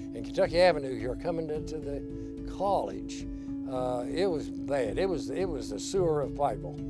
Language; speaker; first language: English; native; English